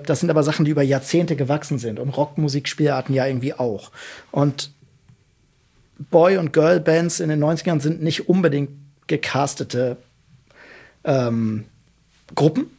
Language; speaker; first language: German; native; German